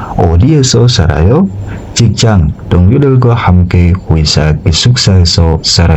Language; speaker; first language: Korean; non-native, fluent; Indonesian